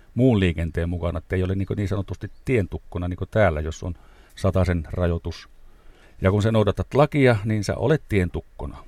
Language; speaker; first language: Finnish; native; Finnish